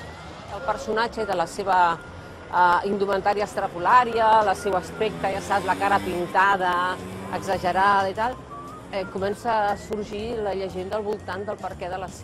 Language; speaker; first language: Catalan; native; Catalan